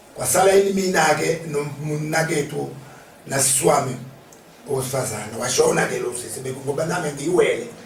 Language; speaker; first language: Zulu; non-native, local second language; Northern Sotho